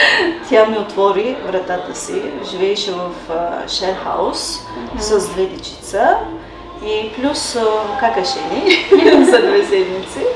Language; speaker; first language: Bulgarian; non-native, local second language; Turkish